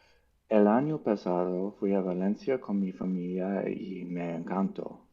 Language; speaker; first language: Spanish; non-native, learner; English